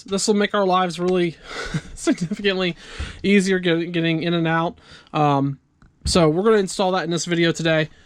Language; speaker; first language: English; native; English